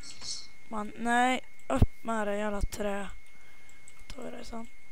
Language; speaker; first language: Swedish; native; Swedish